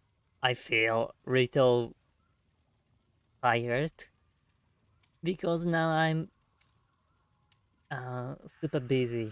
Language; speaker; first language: English; non-native, learner; Japanese